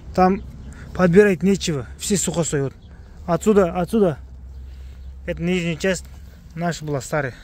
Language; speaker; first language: Russian; non-native, local second language; Kazakh